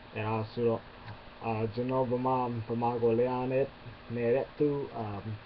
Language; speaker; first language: Burmese; non-native, learner; English